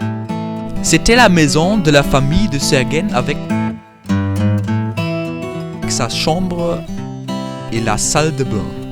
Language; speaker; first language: French; non-native, learner; German